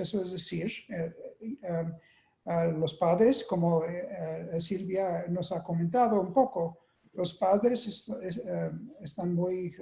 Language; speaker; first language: Spanish; non-native, fluent; English